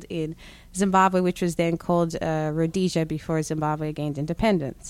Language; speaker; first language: English; non-native, local second language; Shona